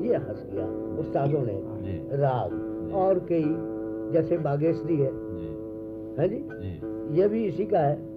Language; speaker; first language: Urdu; non-native, local second language; Punjabi